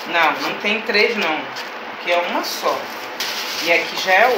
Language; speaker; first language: Portuguese; native; Portuguese